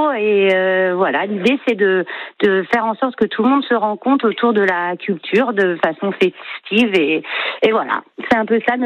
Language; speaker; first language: French; native; French